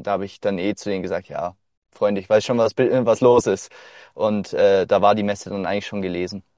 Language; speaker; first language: German; native; German